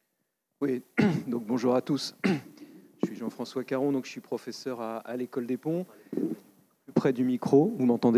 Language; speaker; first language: French; native; French